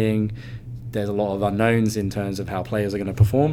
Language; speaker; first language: English; native; English